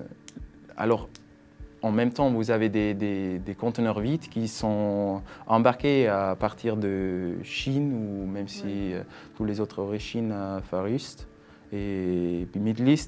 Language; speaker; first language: French; non-native, fluent; Swiss German